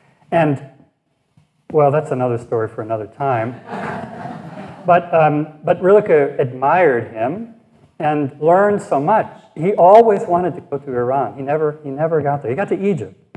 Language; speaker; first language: English; native; English